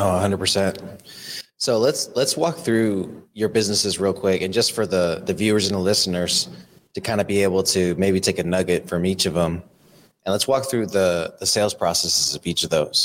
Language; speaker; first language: English; native; English